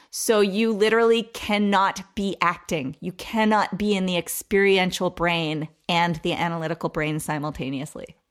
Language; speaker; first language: English; native; English